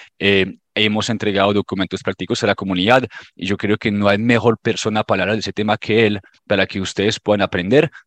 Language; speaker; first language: Spanish; non-native, fluent; French